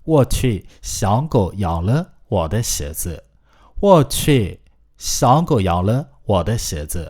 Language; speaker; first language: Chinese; non-native, fluent; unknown